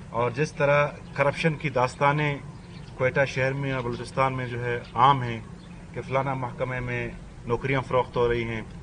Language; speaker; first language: Urdu; non-native, local second language; Baluchi